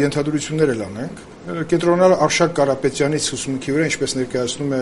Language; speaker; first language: Armenian; native; Armenian